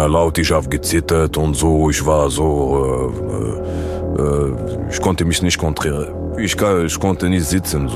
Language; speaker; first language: German; non-native, learner; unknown